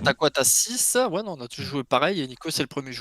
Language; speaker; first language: French; native; French